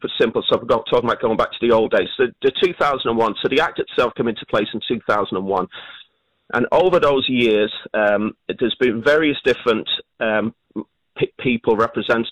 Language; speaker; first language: English; native; English